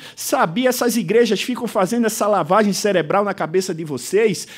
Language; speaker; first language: Portuguese; native; Portuguese